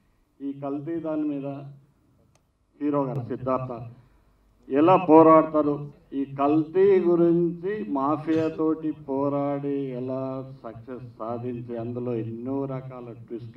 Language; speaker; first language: Telugu; native; Telugu